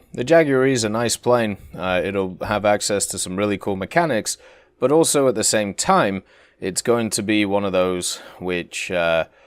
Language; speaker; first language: English; native; English